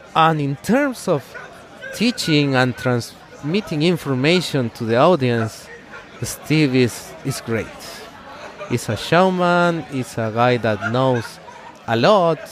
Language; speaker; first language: English; non-native, fluent; Spanish